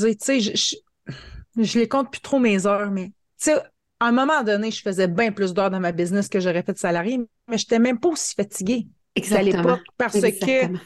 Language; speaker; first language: French; native; French